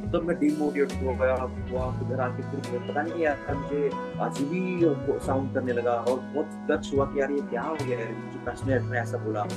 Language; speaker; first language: Hindi; non-native, local second language; Marathi